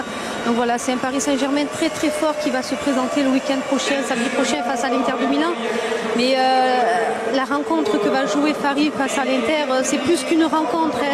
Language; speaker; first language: French; native; French